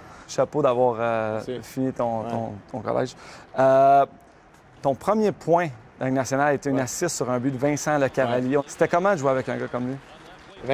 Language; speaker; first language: French; native; French